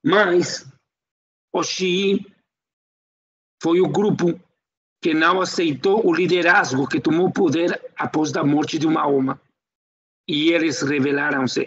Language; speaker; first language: Portuguese; non-native, fluent; Spanish